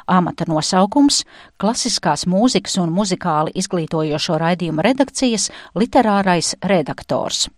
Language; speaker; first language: Latvian; native; Latvian